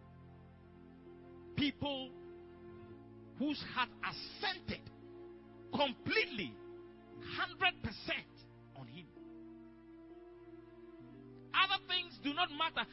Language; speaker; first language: English; non-native, local second language; Akan